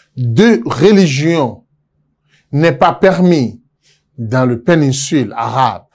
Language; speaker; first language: French; non-native, local second language; Yoruba